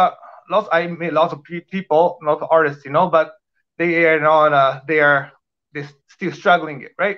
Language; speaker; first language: English; non-native, fluent; Japanese